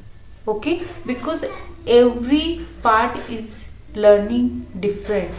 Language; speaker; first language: English; non-native, learner; Hindi